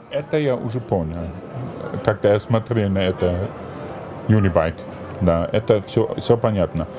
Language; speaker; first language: Russian; non-native, fluent; German